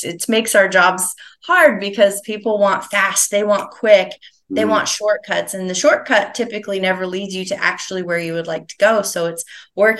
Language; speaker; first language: English; native; English